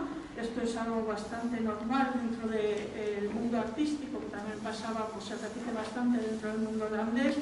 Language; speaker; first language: Spanish; native; Spanish